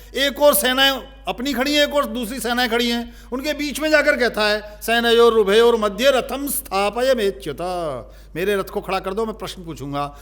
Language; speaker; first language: Hindi; native; Hindi